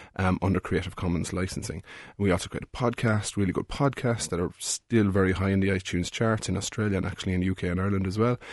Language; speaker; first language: English; native; English